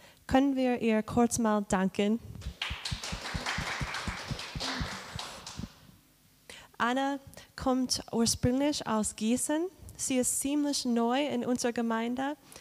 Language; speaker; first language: German; non-native, fluent; English